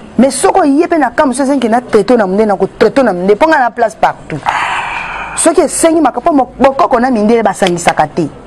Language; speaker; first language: Lingala; native; Lingala